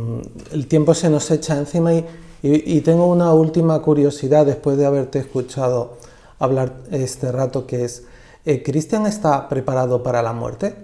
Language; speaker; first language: Spanish; native; Spanish